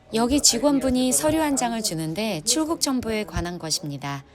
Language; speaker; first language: Korean; native; Korean